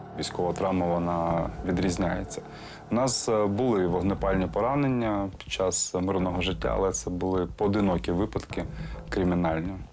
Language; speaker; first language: Ukrainian; native; Ukrainian